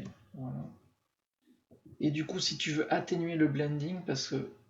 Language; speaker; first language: French; native; French